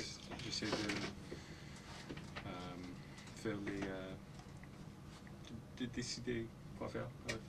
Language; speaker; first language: French; non-native, local second language; English